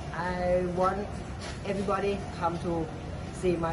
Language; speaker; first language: English; non-native, learner; Thai